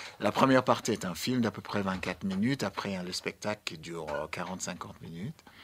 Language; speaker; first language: French; non-native, fluent; English